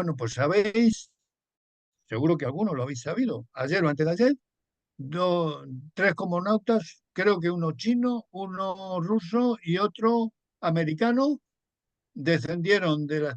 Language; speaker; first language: Spanish; native; Spanish